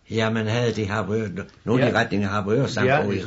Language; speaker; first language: Danish; native; Danish